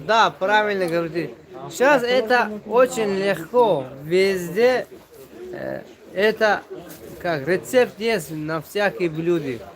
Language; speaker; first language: Russian; non-native, local second language; Tajik